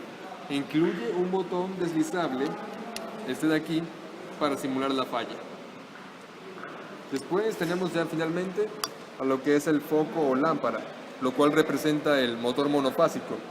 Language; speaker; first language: Spanish; native; Spanish